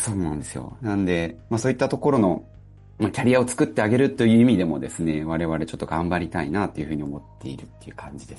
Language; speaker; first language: Japanese; native; Japanese